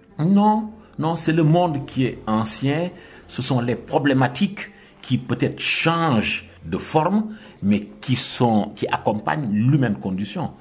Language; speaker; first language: French; non-native, local second language; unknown